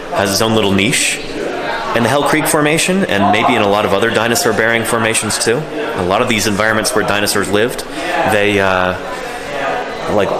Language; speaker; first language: English; native; English